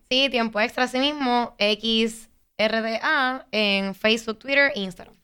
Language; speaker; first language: Spanish; native; Spanish